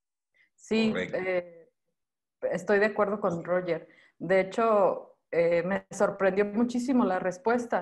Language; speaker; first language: Spanish; native; Spanish